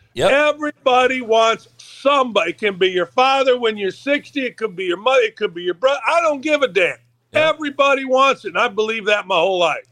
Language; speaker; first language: English; native; English